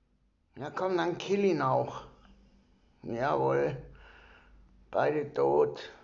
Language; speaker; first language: German; native; German